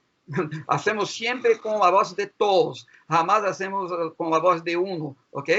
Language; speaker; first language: Spanish; non-native, fluent; Portuguese